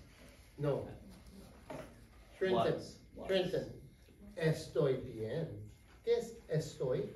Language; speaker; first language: Spanish; non-native, fluent; English